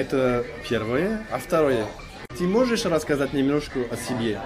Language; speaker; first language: Russian; non-native, fluent; French